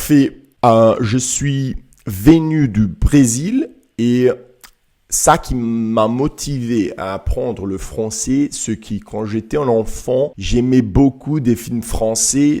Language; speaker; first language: French; non-native, learner; Portuguese